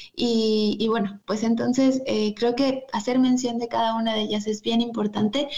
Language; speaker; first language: Spanish; native; Spanish